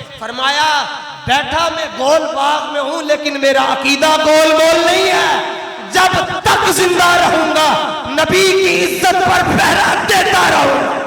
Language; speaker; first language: Urdu; non-native, local second language; Punjabi